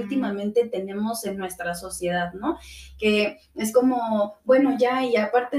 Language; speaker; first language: Spanish; native; Spanish